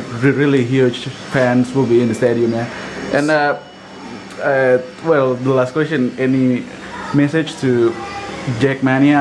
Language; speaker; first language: English; non-native, fluent; Indonesian